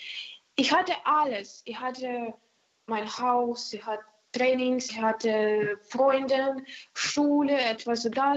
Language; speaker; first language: German; non-native, learner; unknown